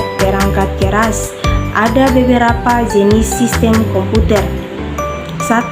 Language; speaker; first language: Indonesian; native; Indonesian